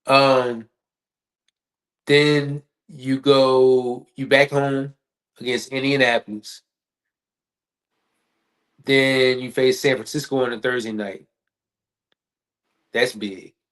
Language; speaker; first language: English; native; English